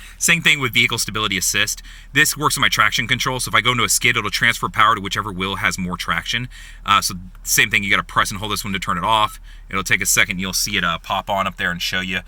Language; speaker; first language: English; native; English